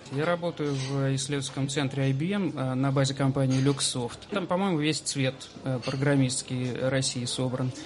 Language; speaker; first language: Russian; native; Russian